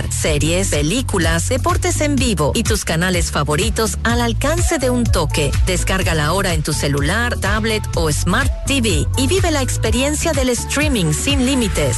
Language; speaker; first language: Spanish; native; Spanish